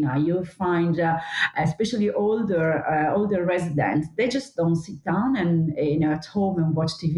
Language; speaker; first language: English; non-native, fluent; Italian